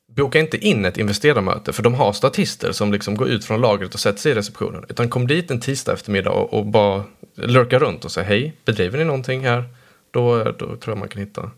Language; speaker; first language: Swedish; native; Swedish